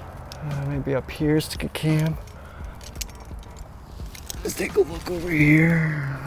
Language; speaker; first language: English; native; English